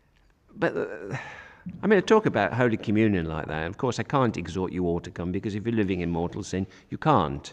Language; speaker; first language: English; native; English